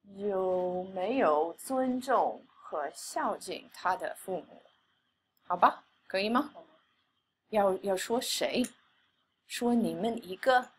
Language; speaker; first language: Chinese; non-native, fluent; English